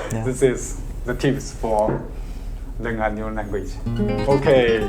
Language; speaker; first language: English; non-native, learner; Chinese